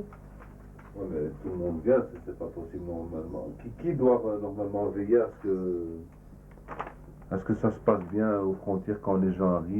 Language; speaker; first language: French; native; French